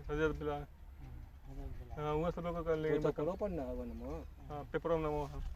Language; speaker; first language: Hindi; native; Hindi